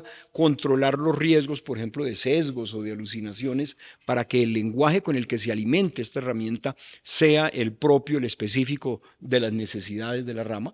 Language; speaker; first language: Spanish; native; Spanish